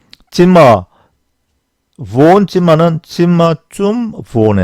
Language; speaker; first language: German; non-native, fluent; Korean